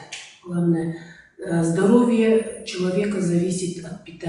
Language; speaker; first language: Russian; non-native, local second language; Yakut